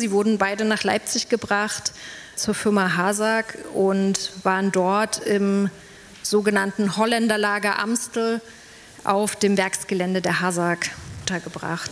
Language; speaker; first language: German; native; German